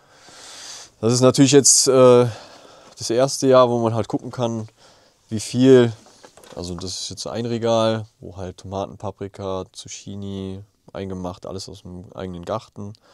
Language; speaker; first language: German; native; German